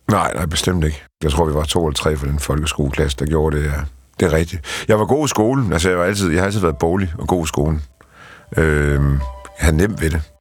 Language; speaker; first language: Danish; early bilingual, other home language; Polish